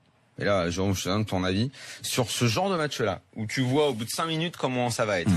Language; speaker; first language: French; native; French